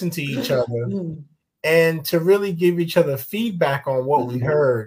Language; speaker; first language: English; early bilingual, other home language; Akan